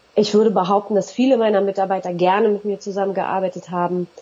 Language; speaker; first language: German; native; German